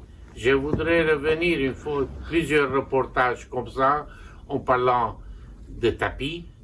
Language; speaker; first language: French; non-native, local second language; Armenian